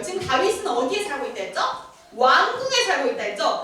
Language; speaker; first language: Korean; native; Korean